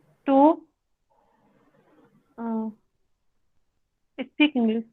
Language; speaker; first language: English; non-native, learner; Hindi